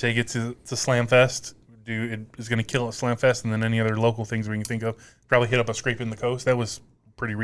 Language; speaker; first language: English; native; English